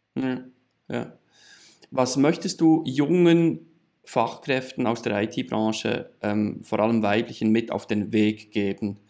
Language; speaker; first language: German; native; German